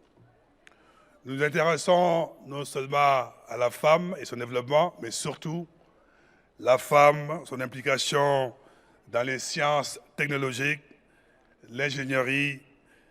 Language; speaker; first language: French; non-native, local second language; Wolof